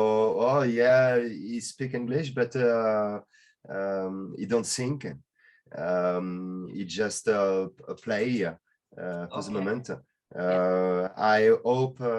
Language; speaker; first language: English; non-native, learner; French